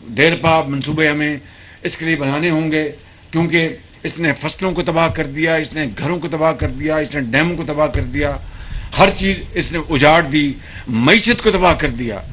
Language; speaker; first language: Urdu; non-native, local second language; Punjabi